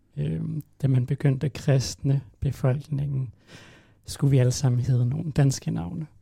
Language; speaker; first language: Danish; non-native, local second language; Kalaallisut